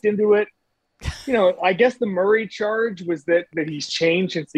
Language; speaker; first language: English; native; English